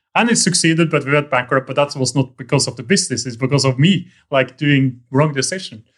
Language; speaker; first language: English; non-native, fluent; Norwegian